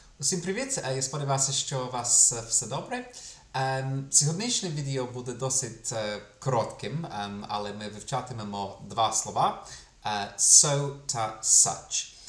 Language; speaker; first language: Ukrainian; non-native, fluent; English